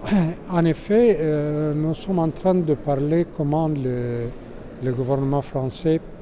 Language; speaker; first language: French; non-native, fluent; Arabic